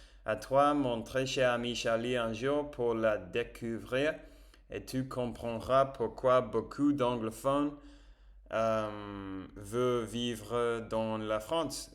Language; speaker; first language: French; non-native, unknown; English